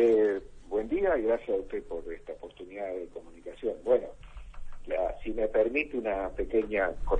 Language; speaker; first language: Spanish; native; Spanish